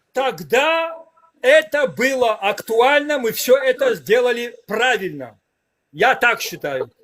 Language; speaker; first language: Russian; non-native, local second language; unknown